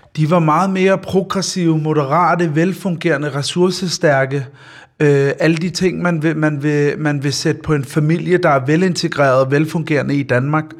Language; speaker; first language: Danish; early bilingual, other home language; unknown